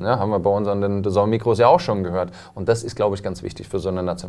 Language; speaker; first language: German; native; German